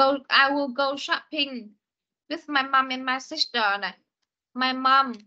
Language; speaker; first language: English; non-native, fluent; Vietnamese